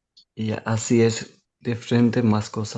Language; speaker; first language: Spanish; non-native, learner; Urdu